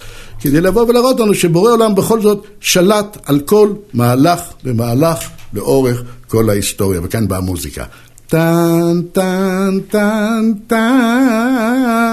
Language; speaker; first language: Hebrew; native; Hebrew